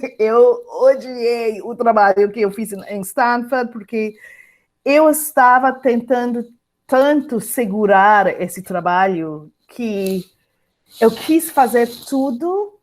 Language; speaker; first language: Portuguese; non-native, fluent; English